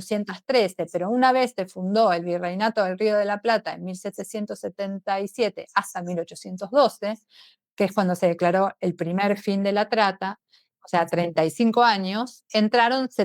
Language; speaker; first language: Spanish; native; Spanish